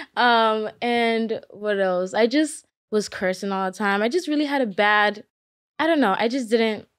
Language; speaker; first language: English; early bilingual, other home language; Akan